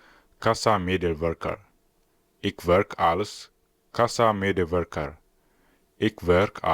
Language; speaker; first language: Dutch; non-native, learner; Tigrinya